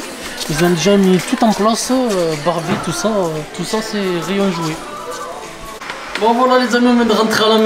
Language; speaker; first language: French; native; French